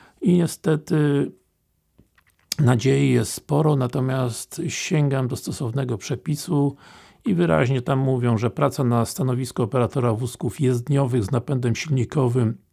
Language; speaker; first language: Polish; native; Polish